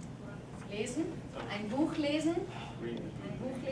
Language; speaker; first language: German; non-native, fluent; English